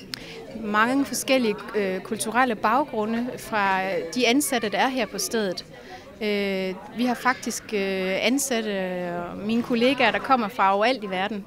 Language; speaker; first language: Danish; native; Danish